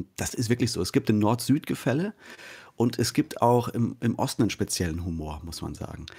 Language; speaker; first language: German; native; German